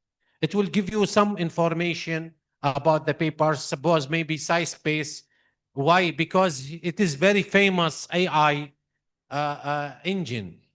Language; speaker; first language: English; non-native, fluent; Arabic